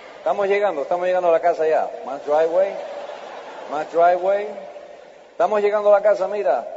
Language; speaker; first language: Spanish; early bilingual, heritage; Spanish